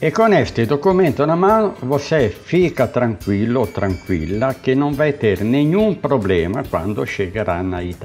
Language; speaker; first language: Portuguese; non-native, learner; Italian